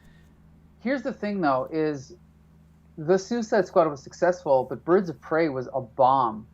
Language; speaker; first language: English; native; English